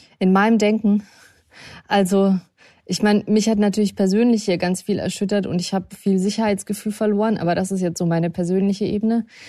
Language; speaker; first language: German; early bilingual, other home language; Russian